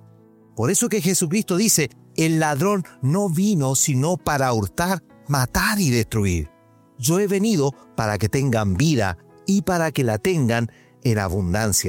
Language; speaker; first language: Spanish; native; Spanish